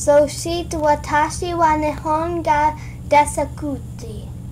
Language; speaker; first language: Japanese; non-native, learner; English